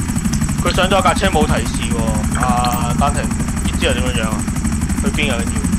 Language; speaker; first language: Chinese; native; Chinese